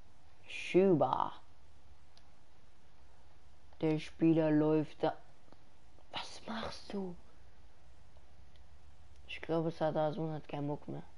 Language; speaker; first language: German; early bilingual, other home language; Persian